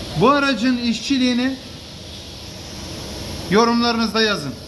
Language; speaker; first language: Turkish; native; Turkish